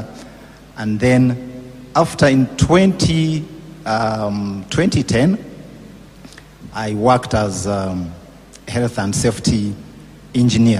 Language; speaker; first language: English; non-native, local second language; Nyankole